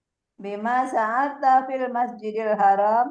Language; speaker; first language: Arabic; non-native, learner; Indonesian